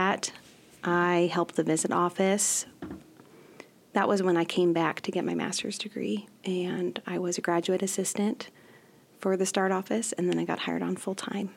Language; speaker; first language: English; native; English